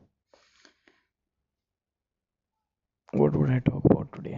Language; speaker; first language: English; non-native, local second language; Marathi